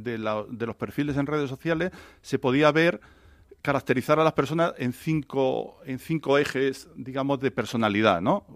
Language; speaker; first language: Spanish; native; Spanish